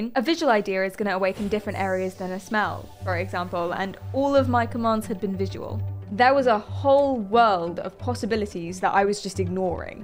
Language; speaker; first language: English; native; English